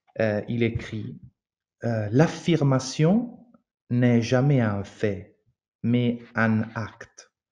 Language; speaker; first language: French; non-native, fluent; Italian